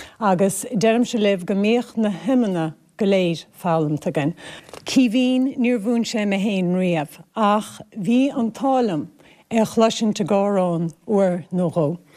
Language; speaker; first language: Irish; native; Irish